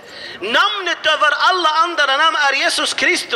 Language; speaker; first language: Swedish; non-native, fluent; Arabic